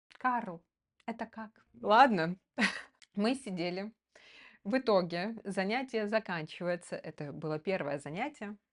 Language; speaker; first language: Russian; native; Russian